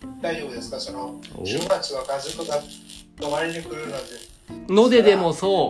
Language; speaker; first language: Japanese; non-native, learner; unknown